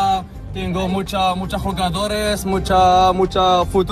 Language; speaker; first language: Spanish; non-native, learner; Arabic